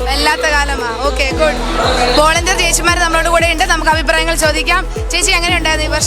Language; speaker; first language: Malayalam; native; Malayalam